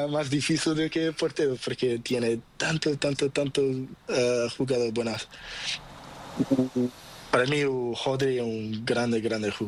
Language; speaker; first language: Spanish; non-native, learner; Portuguese